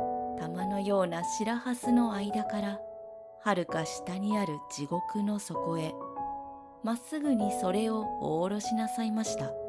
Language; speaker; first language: Japanese; native; Japanese